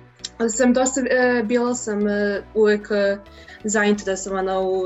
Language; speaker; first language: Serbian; early bilingual, heritage; English